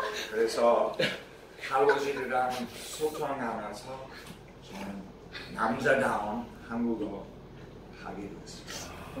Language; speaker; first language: Korean; non-native, fluent; English